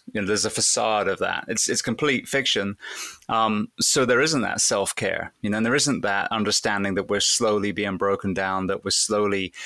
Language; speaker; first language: English; native; English